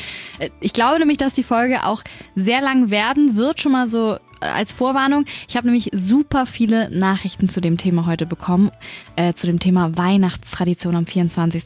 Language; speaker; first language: German; native; German